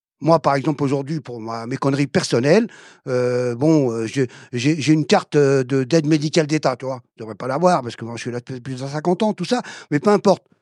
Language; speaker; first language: French; early bilingual, other home language; Arabic